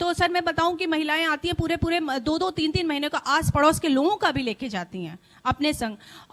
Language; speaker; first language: Hindi; native; Hindi